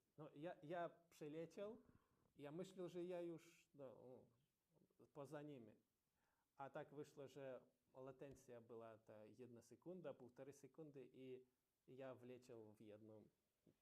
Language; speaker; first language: Polish; non-native, learner; Ukrainian